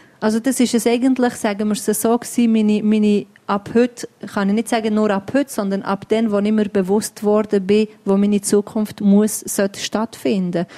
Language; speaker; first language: German; early bilingual, other home language; Albanian